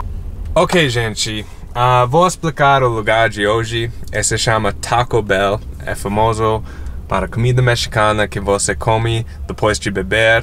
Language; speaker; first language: Portuguese; non-native, fluent; English